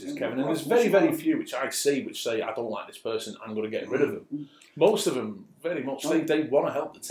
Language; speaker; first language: English; native; English